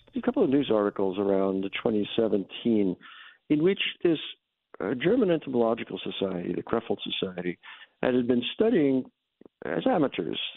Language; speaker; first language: English; native; English